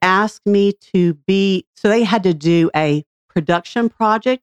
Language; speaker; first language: English; native; English